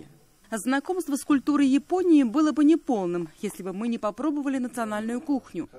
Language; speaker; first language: Russian; native; Russian